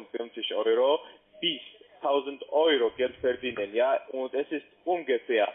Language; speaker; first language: German; non-native, learner; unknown